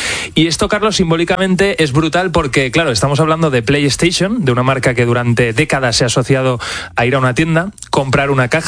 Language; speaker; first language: Spanish; native; Spanish